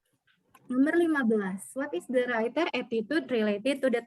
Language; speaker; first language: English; non-native, learner; Indonesian